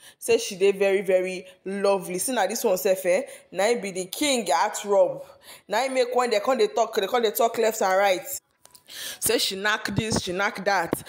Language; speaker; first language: Nigerian Pidgin; non-native, local second language; Yoruba